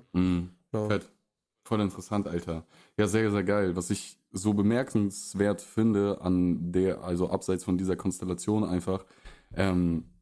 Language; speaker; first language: German; early bilingual, other home language; Russian